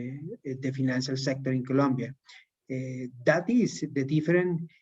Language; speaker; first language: English; non-native, learner; Spanish